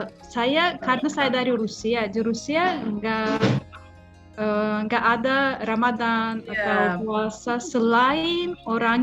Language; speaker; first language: Indonesian; non-native, fluent; Russian